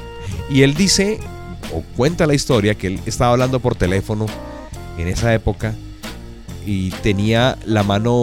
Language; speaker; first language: Spanish; native; Spanish